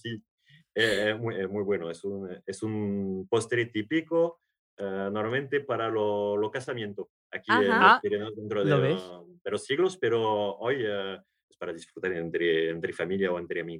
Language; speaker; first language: Spanish; non-native, learner; French